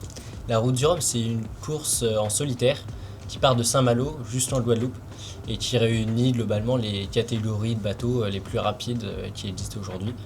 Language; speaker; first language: French; native; French